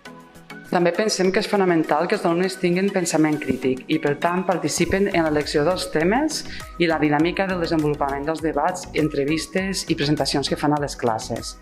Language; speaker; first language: Catalan; native; Catalan